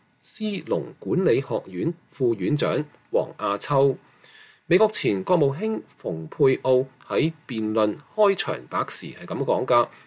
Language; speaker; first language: Chinese; non-native, local second language; Cantonese